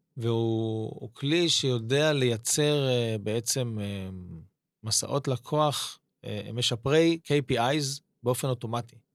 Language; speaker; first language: Hebrew; native; Hebrew